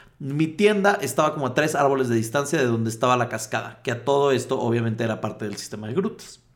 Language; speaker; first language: Spanish; native; Spanish